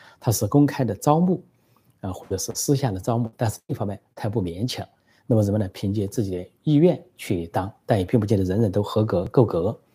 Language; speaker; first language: Chinese; native; Chinese